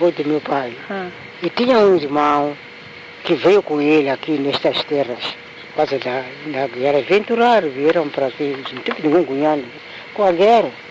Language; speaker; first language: Portuguese; non-native, local second language; Tsonga